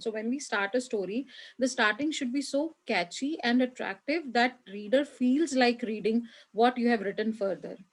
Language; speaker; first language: English; non-native, local second language; Hindi